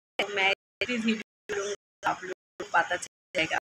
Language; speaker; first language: Hindi; non-native, learner; Bangla